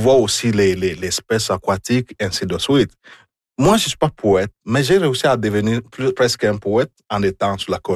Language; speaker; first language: French; non-native, fluent; Igbo